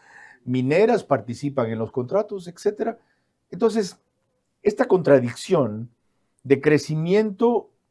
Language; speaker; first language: Spanish; native; Spanish